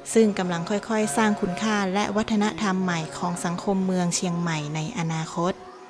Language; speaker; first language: Thai; native; Thai